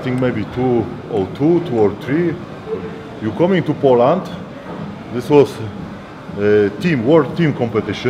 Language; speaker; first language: English; non-native, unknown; Polish